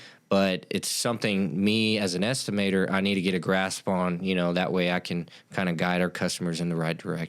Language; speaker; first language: English; native; English